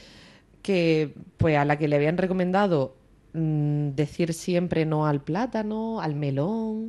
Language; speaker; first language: Spanish; native; Spanish